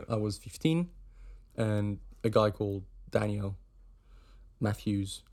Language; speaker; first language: English; non-native, fluent; German